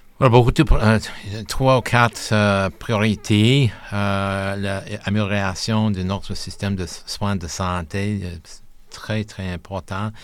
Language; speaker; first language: French; non-native, local second language; English